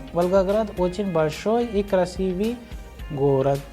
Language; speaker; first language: Russian; non-native, fluent; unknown